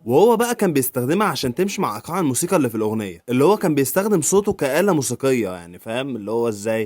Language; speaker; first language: Arabic; native; Arabic